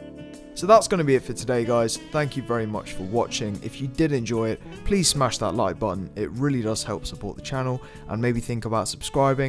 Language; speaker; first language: English; native; English